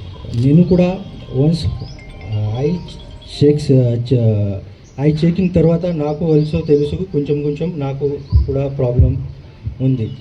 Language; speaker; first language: Telugu; non-native, learner; Hindi